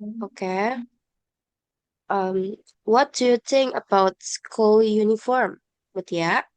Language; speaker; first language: English; non-native, learner; Indonesian